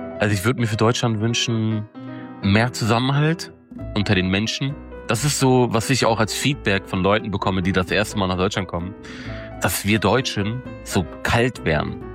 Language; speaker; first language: German; native; German